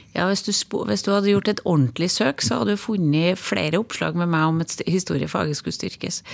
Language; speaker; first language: Norwegian; native; Norwegian